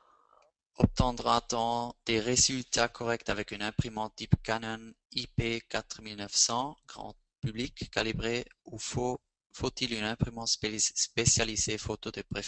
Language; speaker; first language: French; non-native, fluent; Spanish